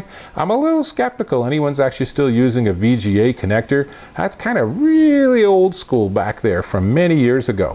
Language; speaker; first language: English; native; English